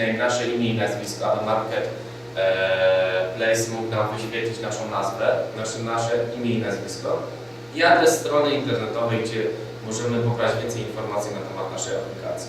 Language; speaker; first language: Polish; native; Polish